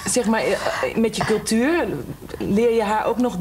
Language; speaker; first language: Dutch; native; Dutch